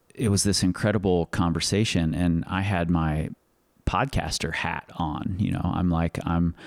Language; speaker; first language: English; native; English